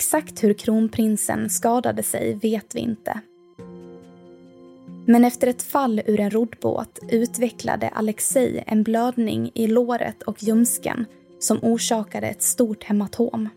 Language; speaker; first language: Swedish; native; Swedish